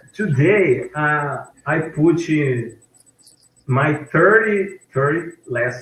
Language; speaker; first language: English; non-native, learner; Portuguese